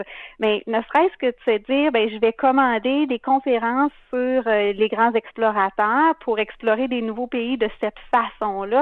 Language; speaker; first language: French; native; French